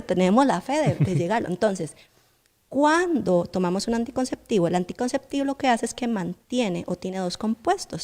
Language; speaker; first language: Spanish; native; Spanish